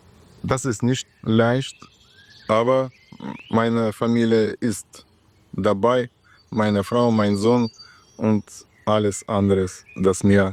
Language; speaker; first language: German; non-native, learner; Russian